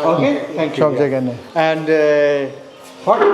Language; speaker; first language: English; non-native, learner; Bangla